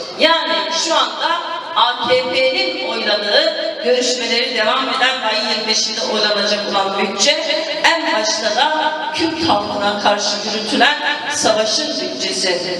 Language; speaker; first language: Turkish; non-native, local second language; Kurdish